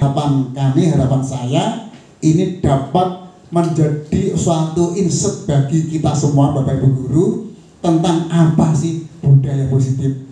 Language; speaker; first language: Indonesian; native; Indonesian